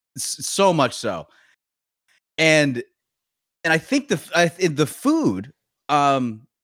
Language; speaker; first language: English; early bilingual, other home language; Korean